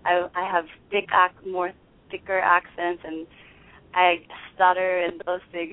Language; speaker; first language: English; non-native, fluent; Japanese